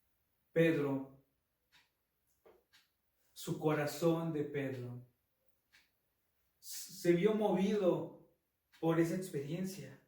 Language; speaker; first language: Spanish; native; Spanish